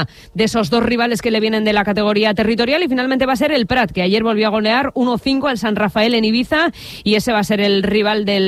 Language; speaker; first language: Spanish; native; Spanish